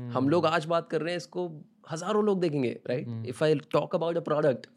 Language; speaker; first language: Hindi; native; Hindi